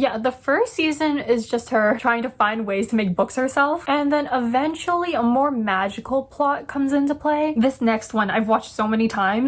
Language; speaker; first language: English; native; English